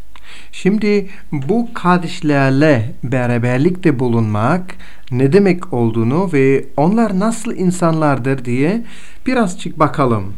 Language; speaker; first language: Turkish; non-native, fluent; Bulgarian